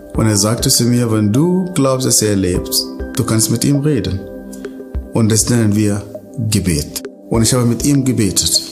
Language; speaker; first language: German; non-native, fluent; Arabic